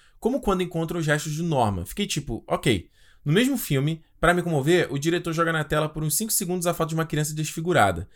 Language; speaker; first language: Portuguese; native; Portuguese